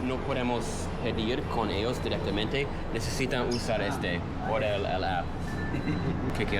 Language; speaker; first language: Spanish; non-native, learner; English